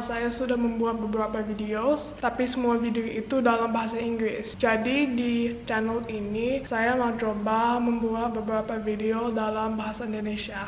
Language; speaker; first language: Indonesian; non-native, local second language; English